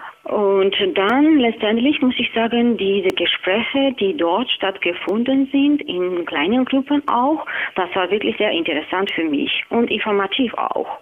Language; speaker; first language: German; non-native, fluent; Georgian